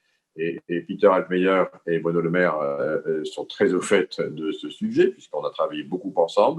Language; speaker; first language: French; native; French